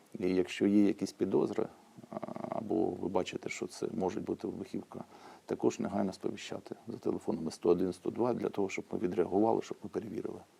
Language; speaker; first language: Ukrainian; native; Ukrainian